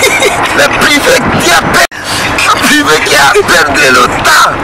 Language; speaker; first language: French; non-native, learner; Rundi